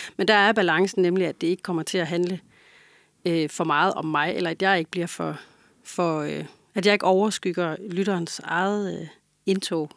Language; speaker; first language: Danish; native; Danish